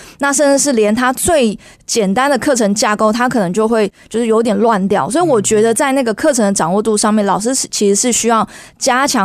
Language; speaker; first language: Chinese; native; Chinese